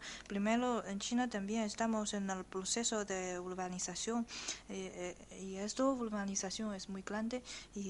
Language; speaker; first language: Spanish; non-native, fluent; Chinese